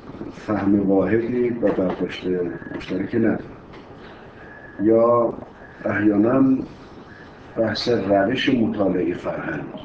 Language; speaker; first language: Persian; native; Persian